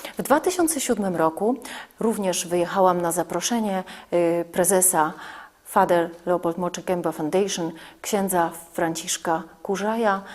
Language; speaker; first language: Polish; native; Polish